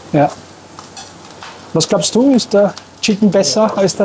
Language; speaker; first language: German; native; German